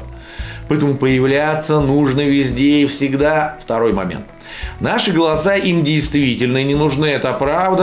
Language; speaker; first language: Russian; native; Russian